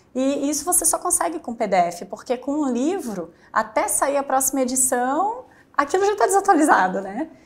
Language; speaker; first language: Portuguese; native; Portuguese